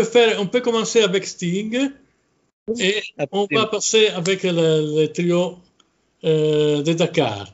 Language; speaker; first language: French; non-native, fluent; Italian